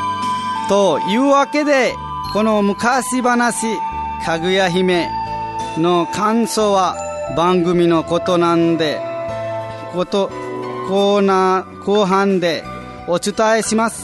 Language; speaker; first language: Japanese; non-native, fluent; Nepali